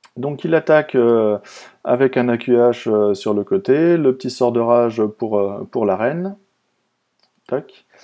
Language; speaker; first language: French; native; French